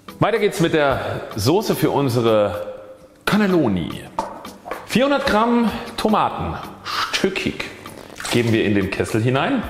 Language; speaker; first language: German; native; German